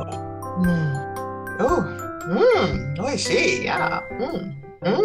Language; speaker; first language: Japanese; non-native, fluent; English